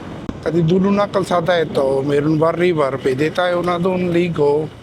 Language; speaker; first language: Filipino; non-native, learner; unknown